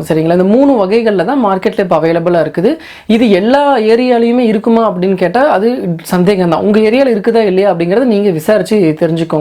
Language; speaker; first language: Tamil; native; Tamil